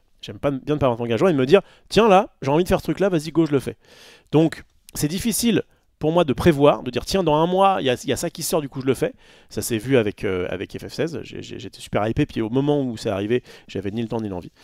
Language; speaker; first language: French; native; French